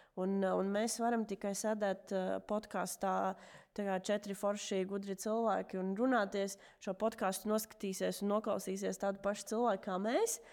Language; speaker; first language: Latvian; non-native, local second language; Russian